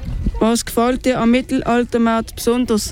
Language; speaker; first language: German; native; German